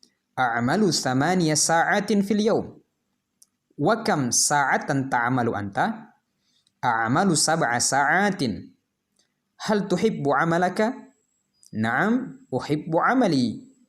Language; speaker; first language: Arabic; non-native, fluent; Indonesian